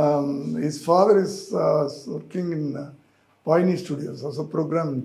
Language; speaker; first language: Telugu; non-native, learner; Tamil